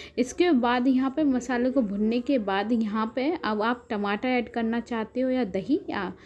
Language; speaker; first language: Hindi; native; Hindi